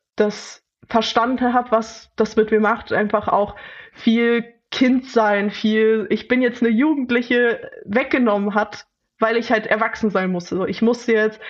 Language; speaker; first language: German; native; German